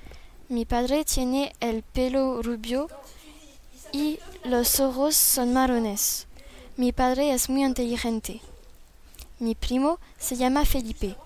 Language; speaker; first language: Spanish; non-native, learner; French